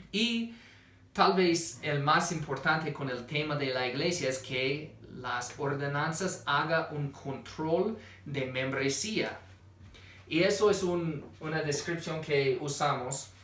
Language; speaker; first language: Spanish; non-native, fluent; English